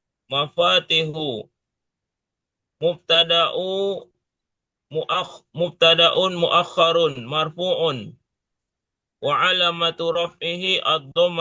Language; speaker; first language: Arabic; non-native, learner; Indonesian